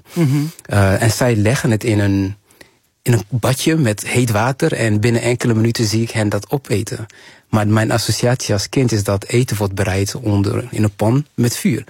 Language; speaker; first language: Dutch; early bilingual, other home language; Kinyarwanda